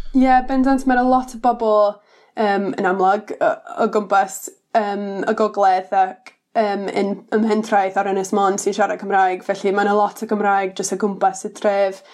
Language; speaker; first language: Welsh; non-native, learner; English